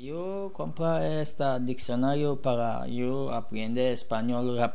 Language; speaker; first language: Spanish; non-native, learner; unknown